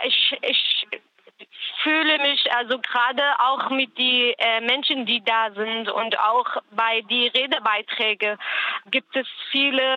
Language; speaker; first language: German; non-native, learner; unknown